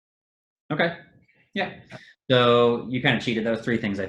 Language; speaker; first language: English; native; English